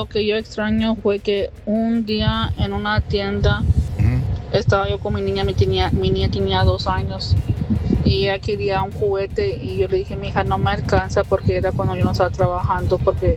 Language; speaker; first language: Spanish; early bilingual, heritage; Spanish